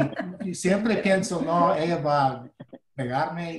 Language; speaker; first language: Spanish; non-native, fluent; English